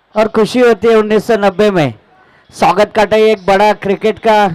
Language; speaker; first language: Hindi; non-native, local second language; Marathi